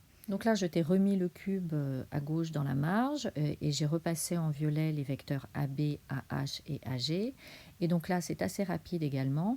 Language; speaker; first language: French; native; French